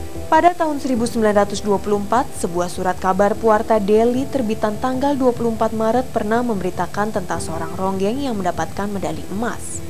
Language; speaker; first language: Indonesian; native; Indonesian